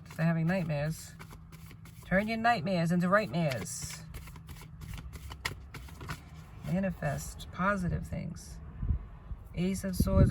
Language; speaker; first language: English; native; English